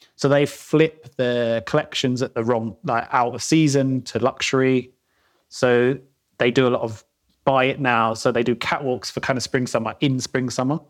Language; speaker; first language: English; native; English